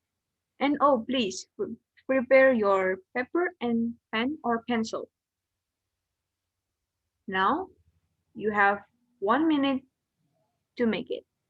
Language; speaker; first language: English; non-native, learner; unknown